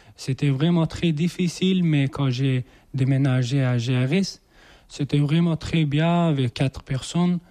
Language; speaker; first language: French; non-native, learner; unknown